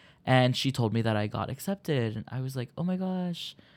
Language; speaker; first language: English; early bilingual, other home language; Spanish